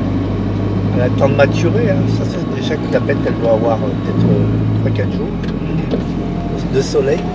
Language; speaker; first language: French; native; French